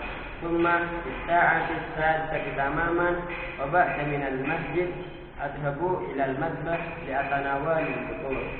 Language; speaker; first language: Arabic; non-native, learner; Indonesian